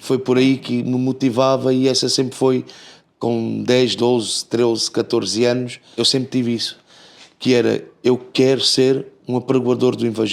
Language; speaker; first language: Portuguese; native; Portuguese